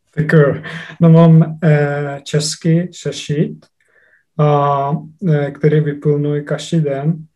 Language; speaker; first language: Czech; non-native, fluent; Estonian